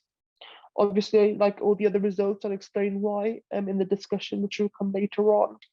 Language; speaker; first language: English; native; English